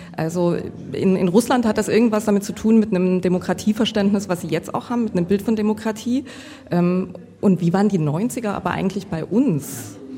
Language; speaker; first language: German; native; German